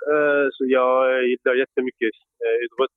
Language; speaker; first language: Swedish; non-native, fluent; Persian